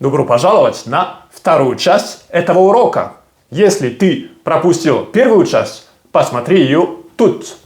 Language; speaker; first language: Russian; non-native, fluent; French